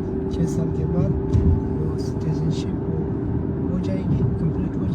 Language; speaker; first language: Hindi; non-native, learner; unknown